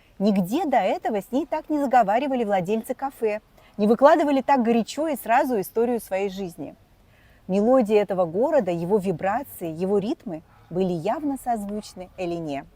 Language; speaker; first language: Russian; native; Russian